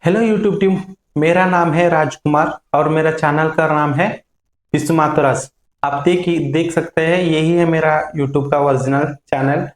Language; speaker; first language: Hindi; non-native, local second language; Kannada